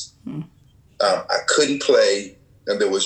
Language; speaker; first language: English; native; English